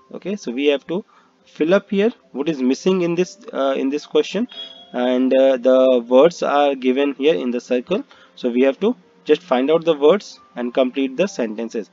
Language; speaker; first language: English; non-native, local second language; Hindi